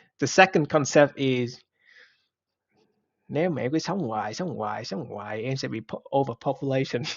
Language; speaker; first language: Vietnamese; native; Vietnamese